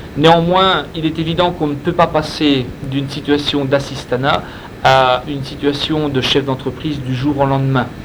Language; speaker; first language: French; non-native, fluent; Spanish